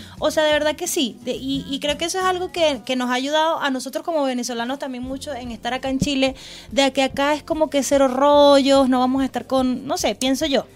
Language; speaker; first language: Spanish; native; Spanish